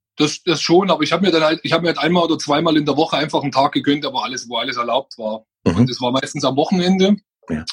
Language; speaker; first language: German; native; German